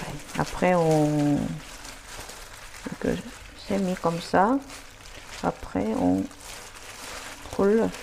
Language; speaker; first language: French; non-native, fluent; Korean